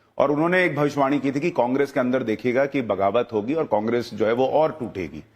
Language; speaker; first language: Hindi; native; Hindi